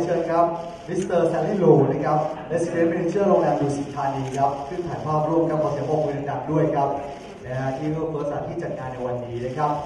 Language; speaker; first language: Thai; native; Thai